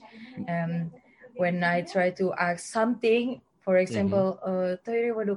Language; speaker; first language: English; non-native, learner; Indonesian